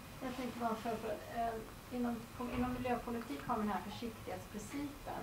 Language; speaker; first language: Swedish; native; Swedish